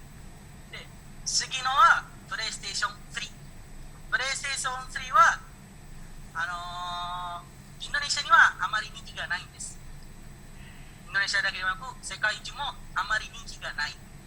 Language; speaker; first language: Japanese; non-native, learner; Indonesian